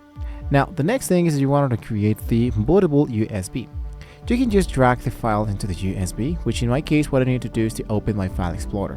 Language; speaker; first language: English; non-native, fluent; Spanish